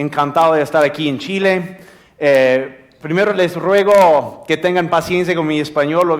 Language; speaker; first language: Spanish; non-native, fluent; English